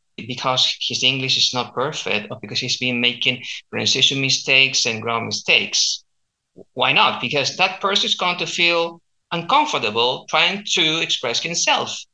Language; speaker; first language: English; non-native, fluent; Spanish